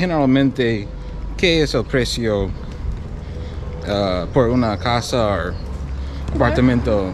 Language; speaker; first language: Spanish; non-native, learner; English